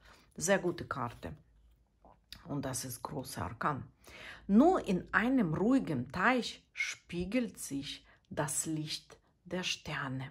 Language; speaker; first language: German; non-native, fluent; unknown